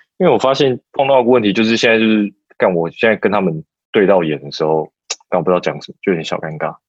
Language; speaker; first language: Chinese; native; Chinese